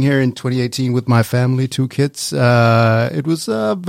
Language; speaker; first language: English; non-native, fluent; Danish